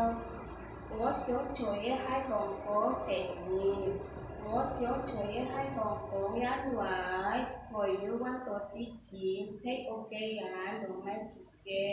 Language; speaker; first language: Cantonese; non-native, learner; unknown